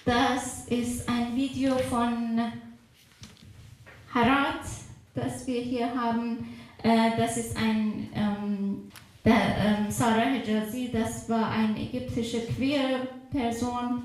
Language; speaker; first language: German; non-native, fluent; Persian